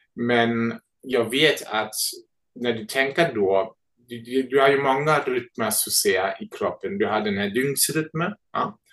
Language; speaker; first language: Swedish; non-native, fluent; German